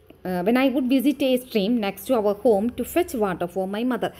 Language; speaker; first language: English; non-native, local second language; Malayalam